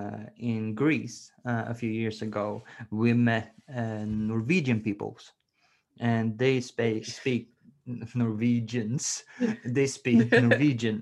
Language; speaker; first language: English; non-native, fluent; Swedish